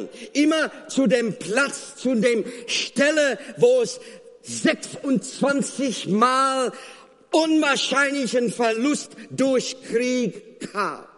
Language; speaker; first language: German; non-native, fluent; Afrikaans